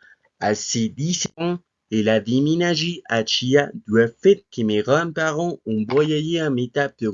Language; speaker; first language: French; non-native, learner; Spanish